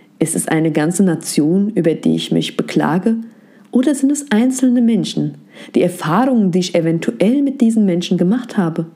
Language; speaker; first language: German; native; German